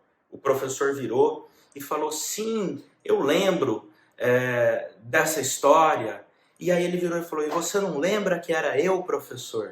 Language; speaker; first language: Portuguese; native; Portuguese